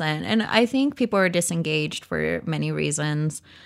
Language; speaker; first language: English; early bilingual, other home language; Spanish